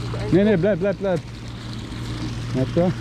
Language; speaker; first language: German; native; German